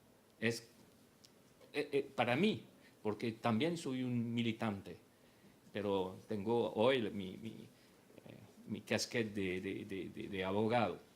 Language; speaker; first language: Spanish; non-native, fluent; French